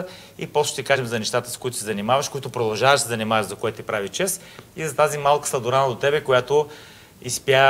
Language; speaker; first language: Bulgarian; native; Bulgarian